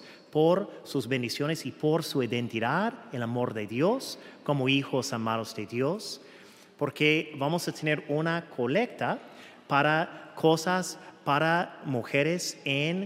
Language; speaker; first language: Spanish; non-native, fluent; English